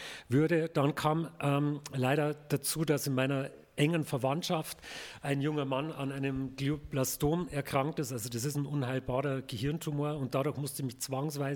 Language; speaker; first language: German; native; German